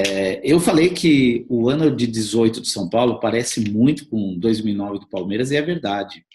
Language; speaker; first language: Portuguese; native; Portuguese